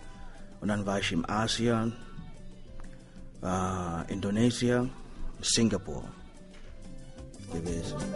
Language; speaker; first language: German; non-native, learner; Swahili